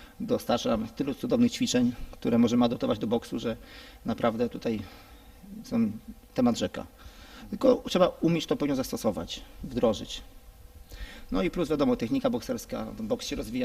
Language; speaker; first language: Polish; native; Polish